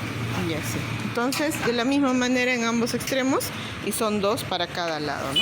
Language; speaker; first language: Spanish; native; Spanish